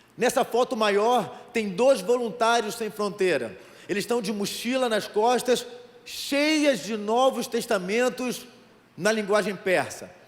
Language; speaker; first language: Portuguese; native; Portuguese